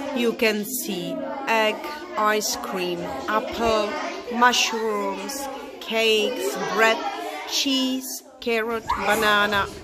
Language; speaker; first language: English; non-native, fluent; Czech